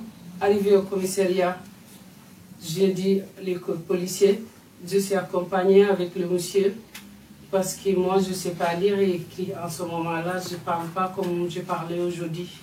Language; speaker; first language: French; non-native, fluent; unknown